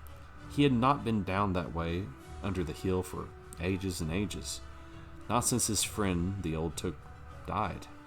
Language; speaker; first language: English; native; English